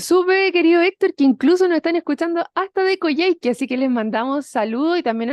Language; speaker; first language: Spanish; native; Spanish